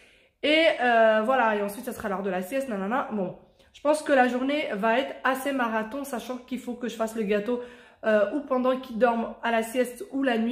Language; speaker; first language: French; native; French